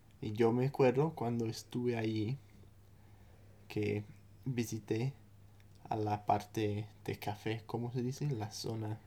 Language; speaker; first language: Spanish; non-native, fluent; English